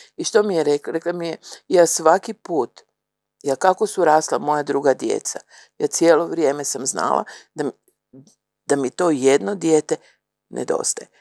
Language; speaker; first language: Croatian; native; Croatian